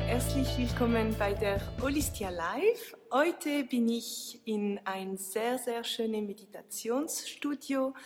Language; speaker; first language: German; non-native, fluent; French